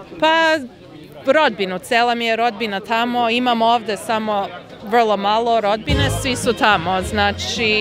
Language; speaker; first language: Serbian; early bilingual, heritage; Serbian